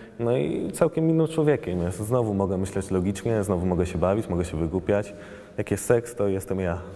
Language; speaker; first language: Polish; non-native, fluent; Italian